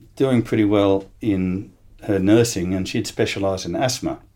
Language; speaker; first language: English; native; English